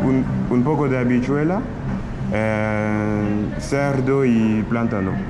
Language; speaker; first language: Spanish; non-native, learner; French